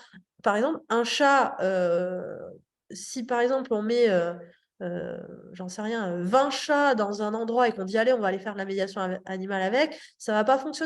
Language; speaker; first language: French; native; French